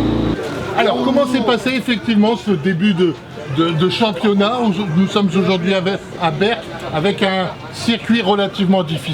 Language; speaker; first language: French; native; French